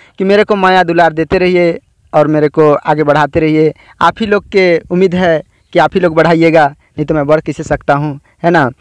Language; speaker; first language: Hindi; native; Hindi